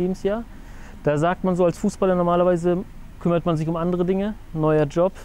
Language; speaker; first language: German; native; German